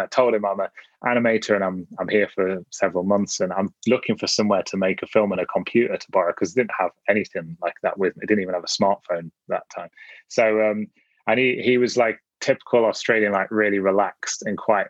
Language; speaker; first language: English; native; English